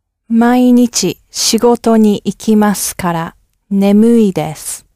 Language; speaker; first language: Japanese; non-native, learner; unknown